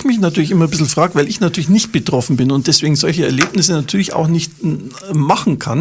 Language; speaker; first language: German; native; German